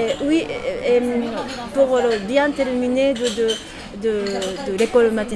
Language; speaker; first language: French; non-native, learner; Japanese